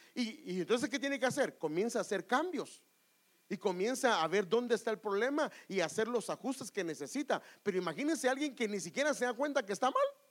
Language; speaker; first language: Spanish; native; Spanish